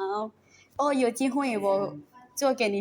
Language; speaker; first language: Chinese; non-native, learner; Lao